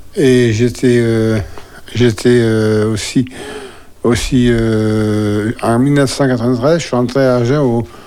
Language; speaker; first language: French; native; French